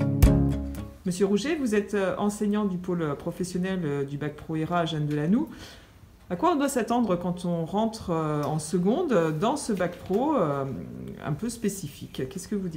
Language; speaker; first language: French; native; French